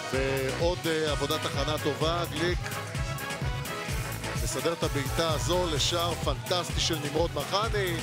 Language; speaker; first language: Hebrew; native; Hebrew